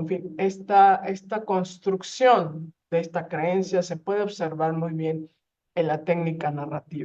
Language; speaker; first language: Spanish; native; Spanish